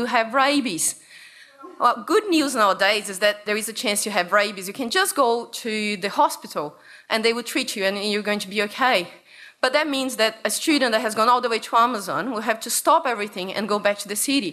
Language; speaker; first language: English; non-native, fluent; Portuguese